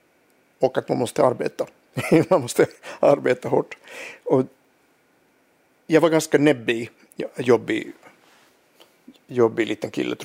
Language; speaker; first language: Swedish; non-native, local second language; Finnish